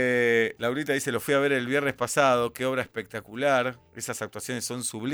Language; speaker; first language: Spanish; native; Spanish